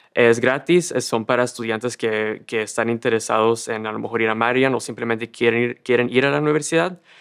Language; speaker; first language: Spanish; early bilingual, heritage; Spanish